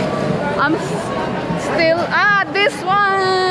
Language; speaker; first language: English; non-native, learner; Indonesian